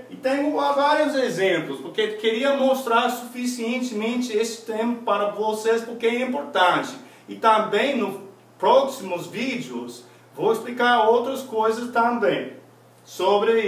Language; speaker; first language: Portuguese; non-native, fluent; English